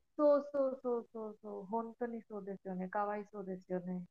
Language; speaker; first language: Japanese; non-native, learner; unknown